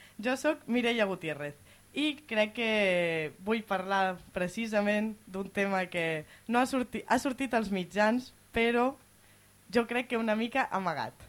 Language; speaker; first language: Catalan; native; Catalan